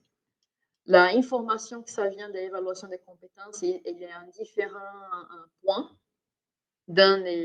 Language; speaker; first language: French; non-native, fluent; Portuguese